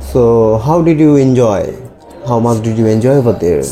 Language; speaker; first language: English; non-native, fluent; Bangla